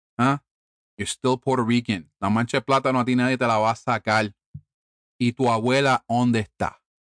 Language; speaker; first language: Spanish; early bilingual, heritage; Spanish